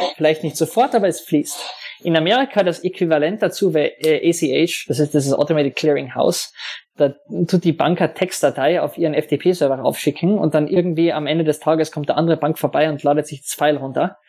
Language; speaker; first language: German; native; German